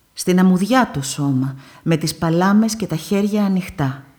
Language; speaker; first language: Greek; native; Greek